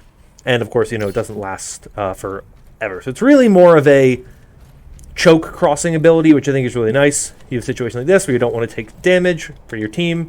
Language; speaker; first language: English; native; English